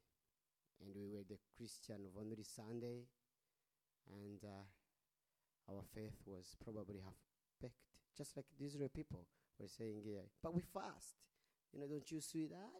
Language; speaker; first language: English; non-native, local second language; Kinyarwanda